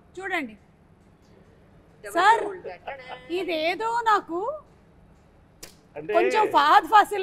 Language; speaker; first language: Telugu; native; Telugu